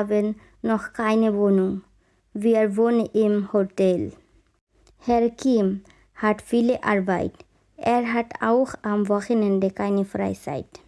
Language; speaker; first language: German; non-native, fluent; Bangla